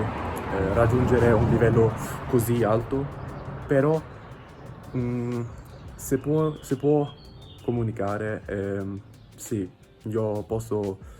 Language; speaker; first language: Italian; non-native, learner; English